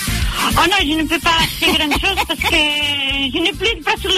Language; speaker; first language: French; non-native, local second language; Portuguese